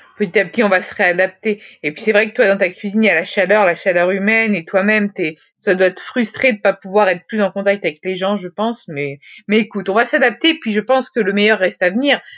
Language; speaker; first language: French; native; French